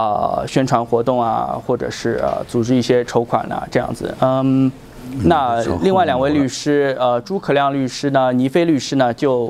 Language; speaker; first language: Chinese; native; Chinese